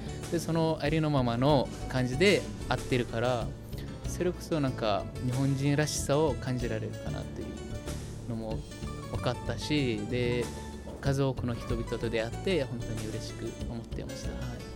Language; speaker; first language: Japanese; non-native, fluent; Mongolian